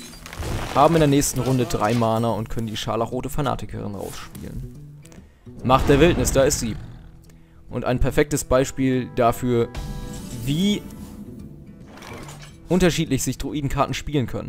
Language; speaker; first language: German; native; German